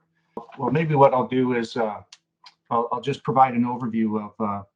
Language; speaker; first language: English; native; English